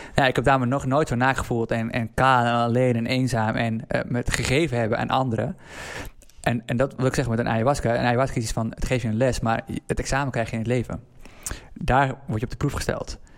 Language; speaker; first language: Dutch; native; Dutch